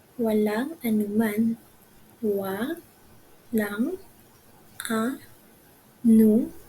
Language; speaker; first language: Filipino; native; Filipino